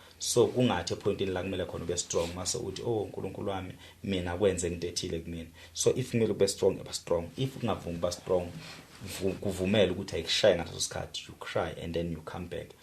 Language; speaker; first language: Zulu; native; Zulu